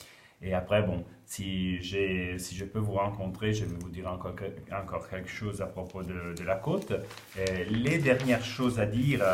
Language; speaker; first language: French; non-native, fluent; Italian